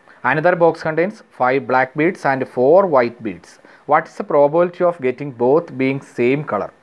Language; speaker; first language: English; non-native, local second language; Malayalam